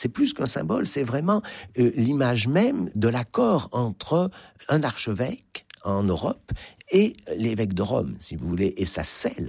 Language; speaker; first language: French; native; French